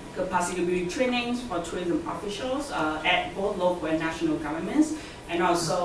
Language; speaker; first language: English; non-native, fluent; Vietnamese